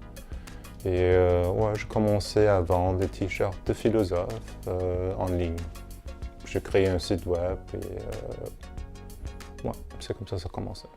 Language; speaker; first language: French; non-native, fluent; German